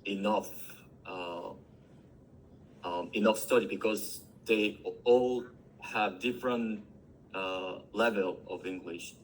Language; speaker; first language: English; non-native, learner; Korean